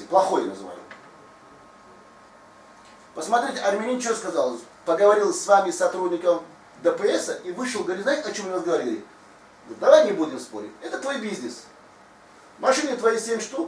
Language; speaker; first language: Russian; non-native, fluent; Tajik